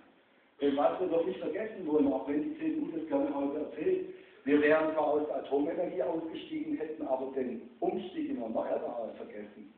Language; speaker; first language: German; native; German